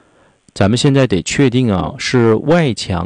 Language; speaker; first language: Chinese; native; Chinese